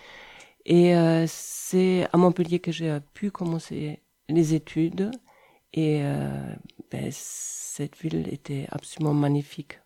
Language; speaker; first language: French; non-native, fluent; German